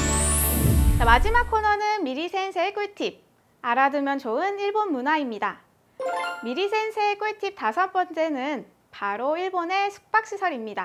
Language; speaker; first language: Korean; native; Korean